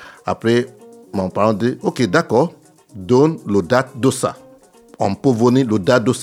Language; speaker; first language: French; non-native, learner; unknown